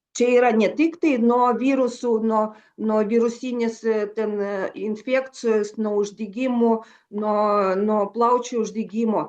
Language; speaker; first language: Lithuanian; non-native, local second language; Russian